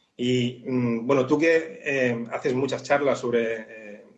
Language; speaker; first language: Spanish; native; Spanish